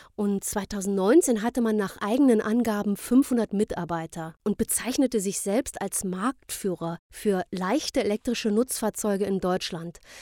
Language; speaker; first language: German; native; German